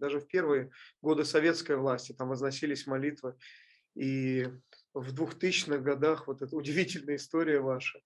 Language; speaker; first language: Russian; native; Russian